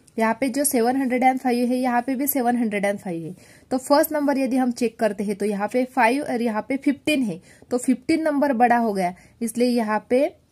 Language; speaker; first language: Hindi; non-native, local second language; Marathi